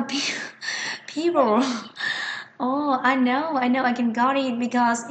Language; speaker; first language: English; non-native, fluent; Vietnamese